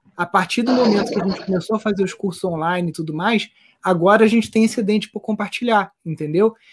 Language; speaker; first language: Portuguese; native; Portuguese